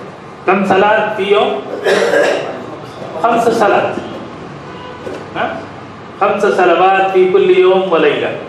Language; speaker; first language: Arabic; non-native, fluent; Urdu